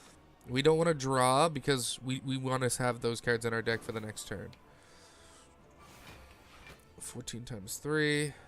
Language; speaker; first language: English; native; English